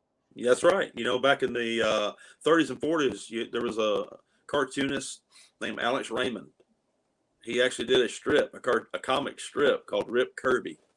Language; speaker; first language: English; native; English